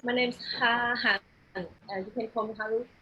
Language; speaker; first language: English; non-native, learner; Vietnamese